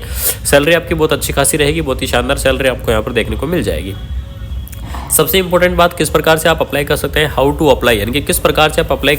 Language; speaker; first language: Hindi; native; Hindi